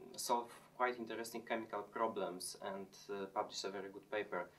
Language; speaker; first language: English; non-native, fluent; Polish